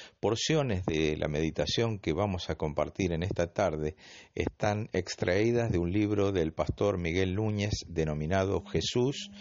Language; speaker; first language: Spanish; native; Spanish